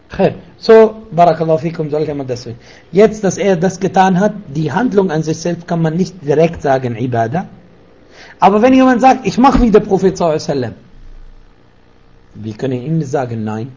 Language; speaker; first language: German; non-native, fluent; Arabic